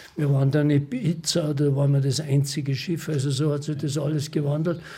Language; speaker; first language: German; native; German